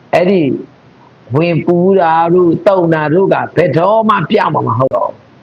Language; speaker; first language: Burmese; non-native, local second language; Mon